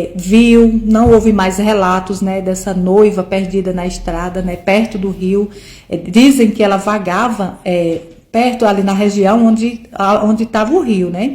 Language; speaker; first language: Portuguese; native; Portuguese